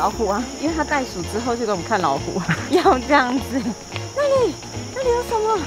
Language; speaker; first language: Chinese; native; Chinese